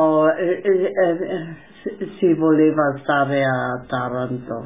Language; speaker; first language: Italian; non-native, local second language; German